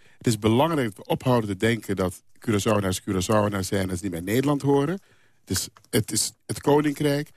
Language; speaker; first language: Dutch; non-native, local second language; Papiamento